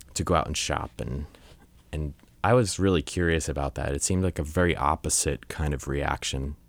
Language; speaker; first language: English; native; English